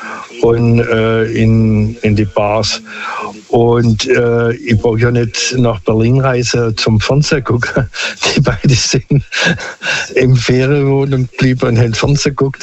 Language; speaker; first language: German; non-native, local second language; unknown